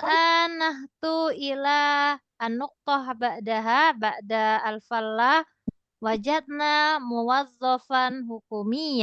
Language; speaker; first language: Arabic; non-native, fluent; Indonesian